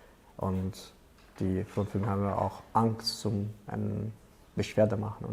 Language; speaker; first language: German; non-native, learner; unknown